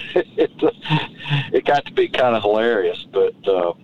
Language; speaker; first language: English; native; English